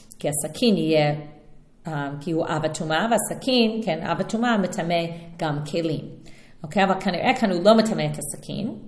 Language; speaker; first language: Hebrew; non-native, fluent; English